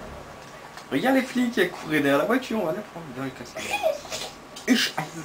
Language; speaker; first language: French; native; French